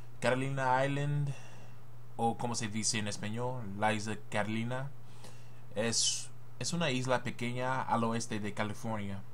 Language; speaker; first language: Spanish; non-native, learner; English